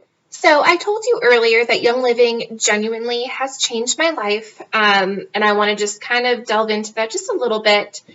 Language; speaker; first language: English; native; English